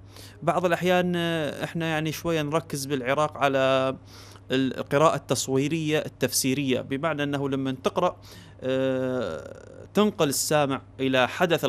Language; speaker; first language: Arabic; native; Arabic